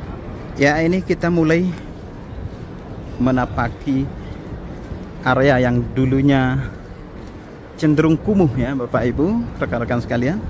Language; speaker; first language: Indonesian; native; Indonesian